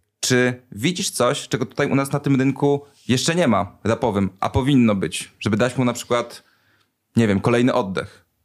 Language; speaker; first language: Polish; native; Polish